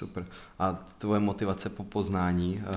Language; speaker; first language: Czech; native; Czech